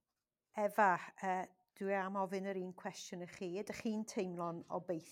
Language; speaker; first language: Welsh; non-native, local second language; English